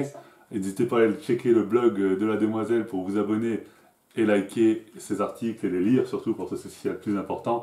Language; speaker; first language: French; native; French